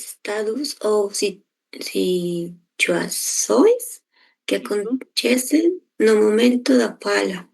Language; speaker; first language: Portuguese; non-native, learner; Spanish